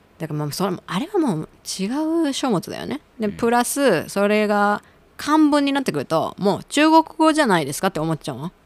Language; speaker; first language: Japanese; native; Japanese